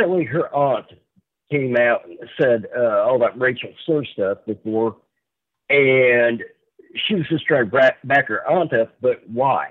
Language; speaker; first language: English; native; English